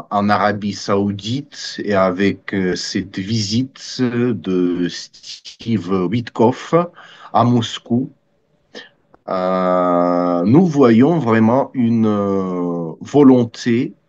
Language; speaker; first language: French; non-native, fluent; Russian